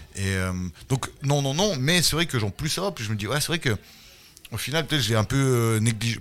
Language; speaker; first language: French; early bilingual, other home language; Russian